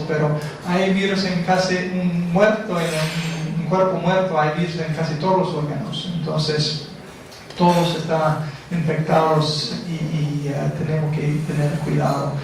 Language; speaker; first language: Spanish; non-native, fluent; English